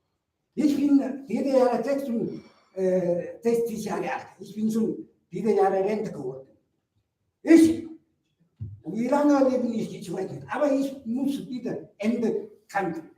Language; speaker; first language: German; non-native, learner; Mongolian